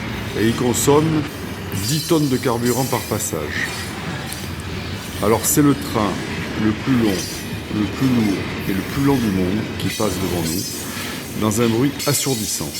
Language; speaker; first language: French; native; French